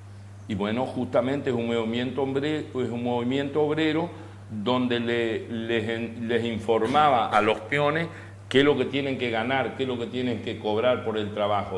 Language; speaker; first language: Spanish; native; Spanish